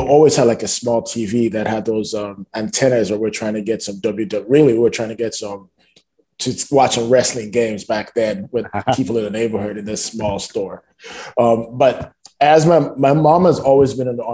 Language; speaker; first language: English; non-native, local second language; Yoruba